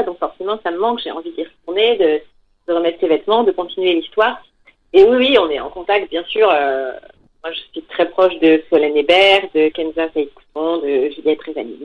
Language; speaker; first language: French; native; French